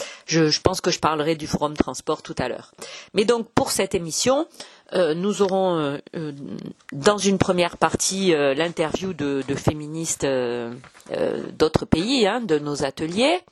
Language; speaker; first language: French; native; French